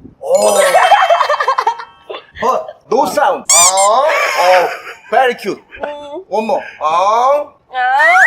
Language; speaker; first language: English; non-native, learner; Korean